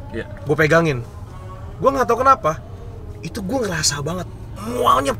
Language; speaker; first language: Indonesian; native; Indonesian